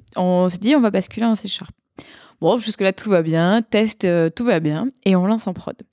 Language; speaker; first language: French; native; French